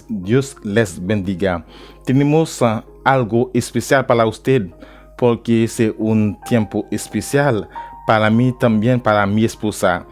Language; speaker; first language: Spanish; non-native, learner; Haitian Creole